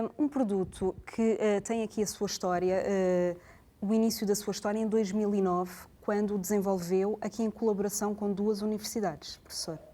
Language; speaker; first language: Portuguese; native; Portuguese